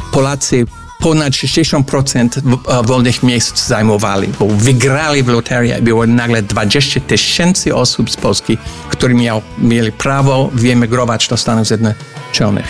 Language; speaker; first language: Polish; non-native, fluent; English